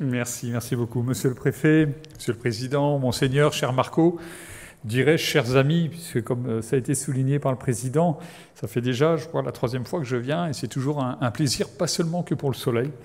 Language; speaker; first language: French; native; French